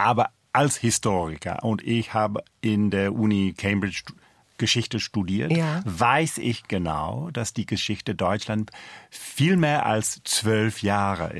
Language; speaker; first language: German; non-native, fluent; English